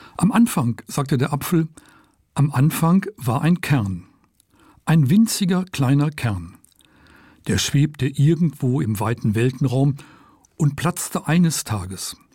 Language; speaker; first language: German; non-native, local second language; Luxembourgish